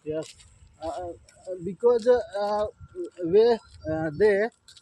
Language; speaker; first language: English; non-native, learner; Hindi